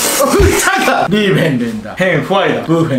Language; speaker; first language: Chinese; non-native, learner; Japanese